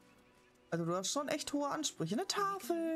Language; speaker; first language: German; native; German